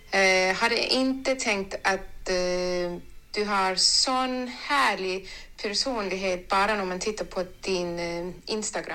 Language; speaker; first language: Swedish; non-native, learner; Estonian